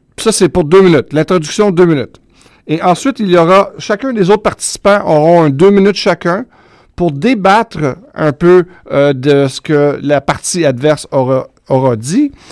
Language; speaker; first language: French; native; French